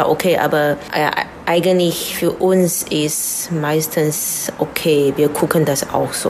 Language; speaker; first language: German; non-native, learner; Chinese